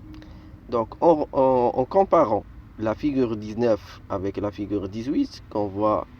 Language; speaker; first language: French; non-native, local second language; Arabic